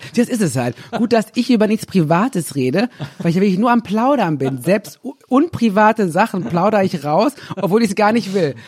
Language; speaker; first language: German; native; German